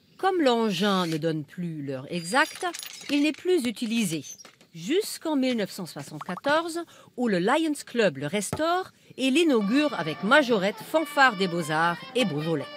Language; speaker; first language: French; non-native, fluent; German